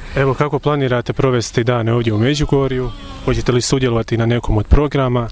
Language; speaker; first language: Croatian; native; Croatian